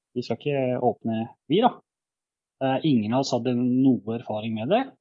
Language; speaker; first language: Norwegian; early bilingual, other home language; Bosnian